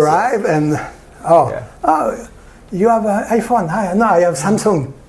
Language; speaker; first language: English; non-native, learner; French